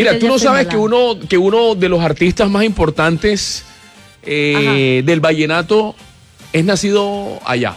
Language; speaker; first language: Spanish; native; Spanish